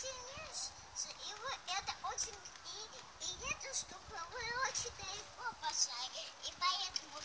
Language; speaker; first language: Russian; early bilingual, heritage; Russian